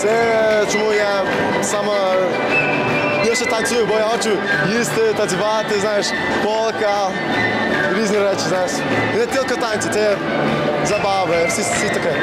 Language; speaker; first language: Ukrainian; early bilingual, heritage; English